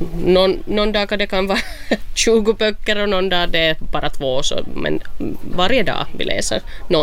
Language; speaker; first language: Swedish; non-native, local second language; Finnish